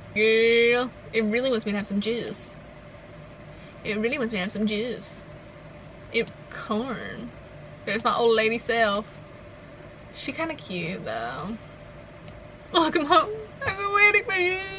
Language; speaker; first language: English; native; English